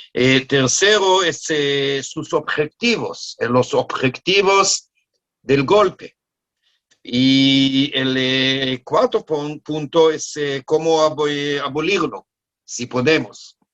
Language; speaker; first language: Spanish; non-native, learner; Hebrew